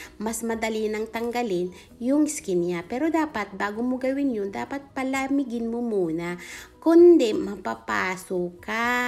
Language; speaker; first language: Filipino; non-native, local second language; Iloko